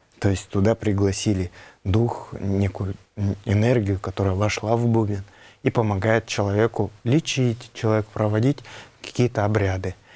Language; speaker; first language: Russian; non-native, local second language; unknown